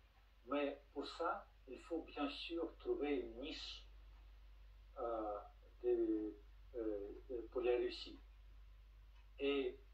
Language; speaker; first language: French; non-native, fluent; Russian